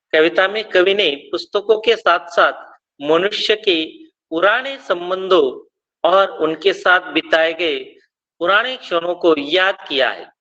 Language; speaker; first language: Hindi; non-native, local second language; Marathi